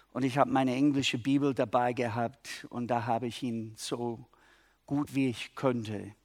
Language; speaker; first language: German; non-native, fluent; English